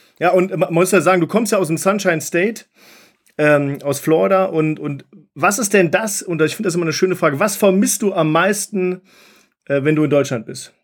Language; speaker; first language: German; native; German